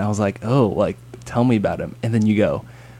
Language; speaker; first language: English; native; English